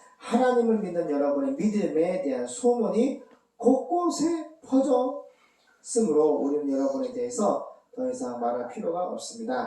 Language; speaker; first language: Korean; native; Korean